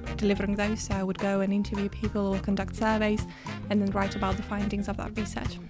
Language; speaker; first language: English; non-native, fluent; Russian